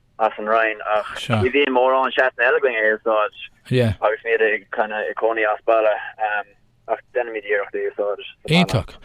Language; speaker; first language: Irish; native; Irish